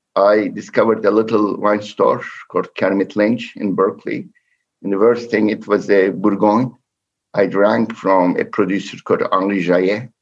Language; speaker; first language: English; non-native, fluent; Turkish